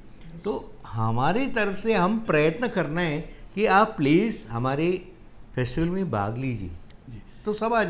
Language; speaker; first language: Hindi; non-native, local second language; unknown